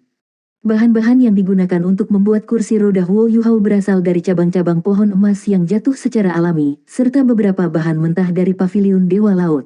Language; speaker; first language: Indonesian; native; Indonesian